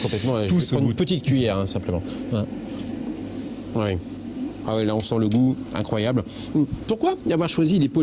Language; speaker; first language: French; native; French